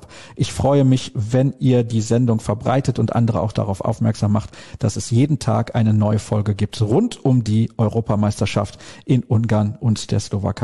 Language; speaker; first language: German; native; German